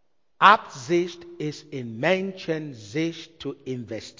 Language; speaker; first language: German; non-native, learner; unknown